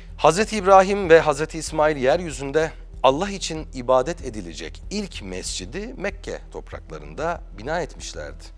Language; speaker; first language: Turkish; native; Turkish